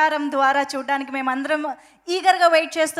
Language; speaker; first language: Telugu; native; Telugu